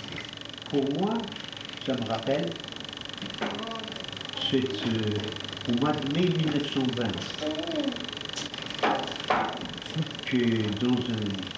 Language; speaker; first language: French; non-native, fluent; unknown